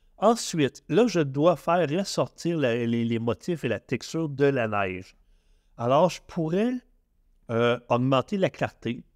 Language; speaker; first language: French; native; French